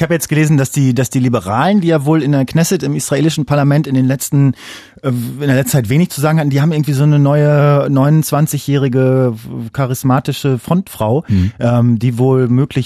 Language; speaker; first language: German; native; German